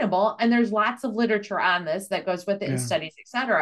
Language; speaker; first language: English; native; English